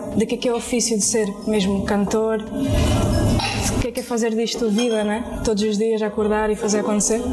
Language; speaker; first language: Portuguese; early bilingual, other home language; Spanish